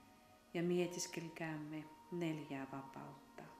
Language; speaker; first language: Finnish; native; Finnish